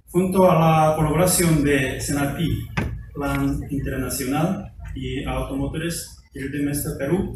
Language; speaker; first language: Spanish; non-native, fluent; Korean